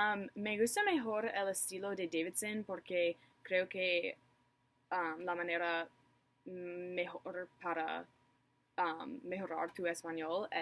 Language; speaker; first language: Spanish; non-native, learner; English